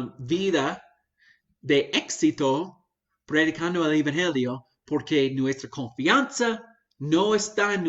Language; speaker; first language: Spanish; non-native, fluent; English